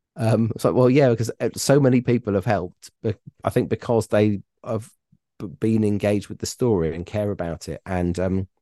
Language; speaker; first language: English; native; English